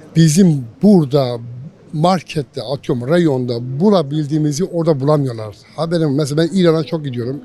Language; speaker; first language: Turkish; native; Turkish